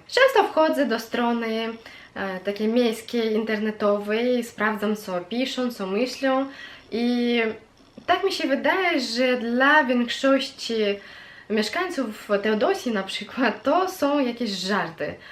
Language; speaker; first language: Polish; non-native, fluent; Russian